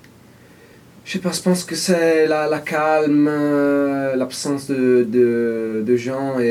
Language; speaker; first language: French; non-native, fluent; Italian